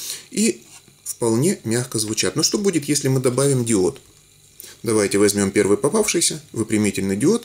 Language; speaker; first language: Russian; native; Russian